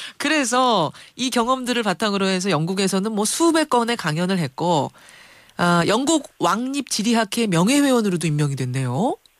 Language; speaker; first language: Korean; native; Korean